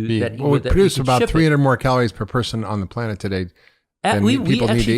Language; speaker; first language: English; native; English